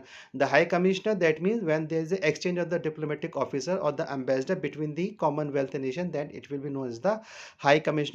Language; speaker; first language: English; non-native, local second language; Hindi